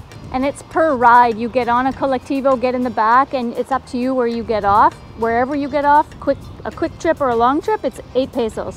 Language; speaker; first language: English; native; English